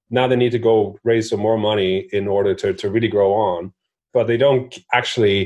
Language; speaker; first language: English; non-native, fluent; Norwegian